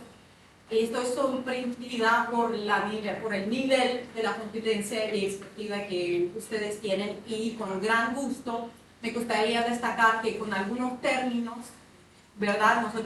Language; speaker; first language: Spanish; non-native, fluent; Russian